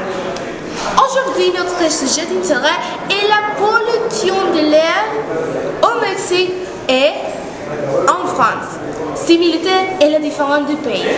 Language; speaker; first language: French; non-native, learner; Spanish